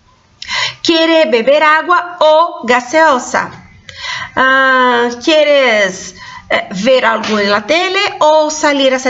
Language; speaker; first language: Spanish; non-native, fluent; Portuguese